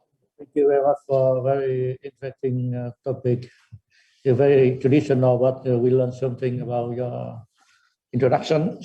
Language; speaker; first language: English; non-native, fluent; Vietnamese